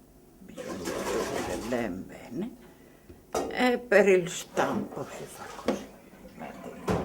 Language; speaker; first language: Italian; non-native, local second language; Slovenian